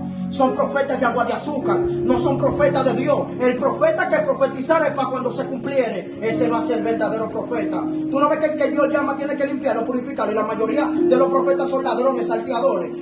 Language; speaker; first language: Spanish; native; Spanish